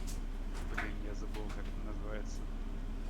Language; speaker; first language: Russian; non-native, learner; English